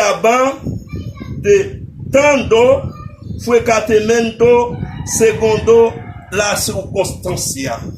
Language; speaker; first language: Spanish; non-native, learner; Haitian Creole